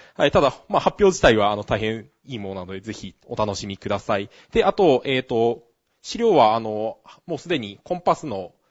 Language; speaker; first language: Japanese; native; Japanese